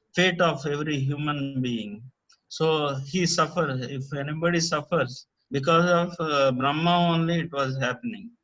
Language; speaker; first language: English; non-native, local second language; Telugu